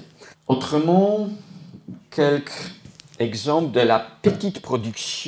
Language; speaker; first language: French; non-native, fluent; Polish